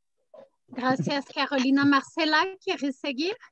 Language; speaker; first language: Spanish; non-native, fluent; French